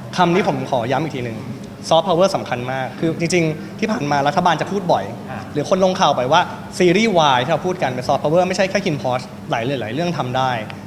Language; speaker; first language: Thai; native; Thai